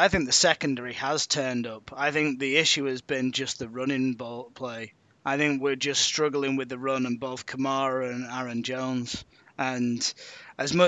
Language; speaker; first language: English; native; English